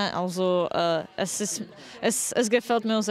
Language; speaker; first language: German; non-native, fluent; Czech